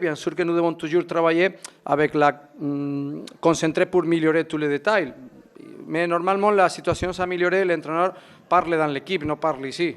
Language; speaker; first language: French; non-native, fluent; Spanish